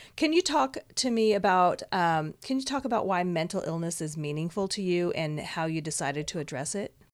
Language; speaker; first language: English; native; English